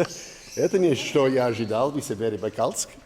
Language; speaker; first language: Russian; non-native, learner; English